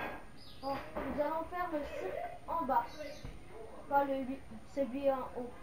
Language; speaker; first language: French; native; French